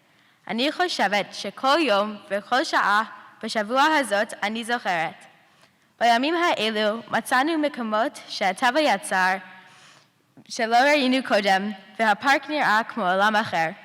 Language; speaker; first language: Hebrew; non-native, learner; English